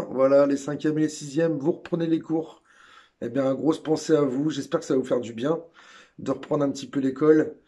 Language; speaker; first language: French; native; French